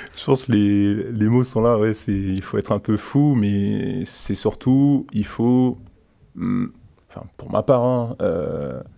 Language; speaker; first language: French; early bilingual, other home language; Haitian Creole